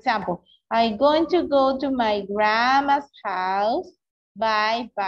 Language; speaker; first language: English; non-native, fluent; Spanish